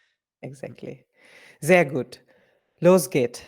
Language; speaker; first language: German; non-native, learner; Bangla